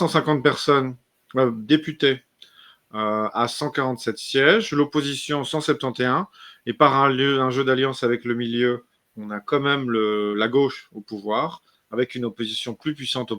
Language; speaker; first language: French; native; French